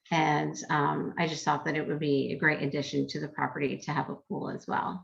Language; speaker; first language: English; native; English